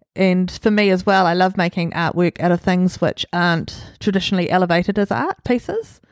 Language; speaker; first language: English; native; English